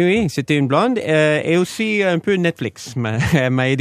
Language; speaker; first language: French; non-native, fluent; English